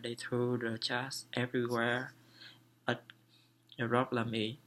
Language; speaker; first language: English; non-native, learner; Vietnamese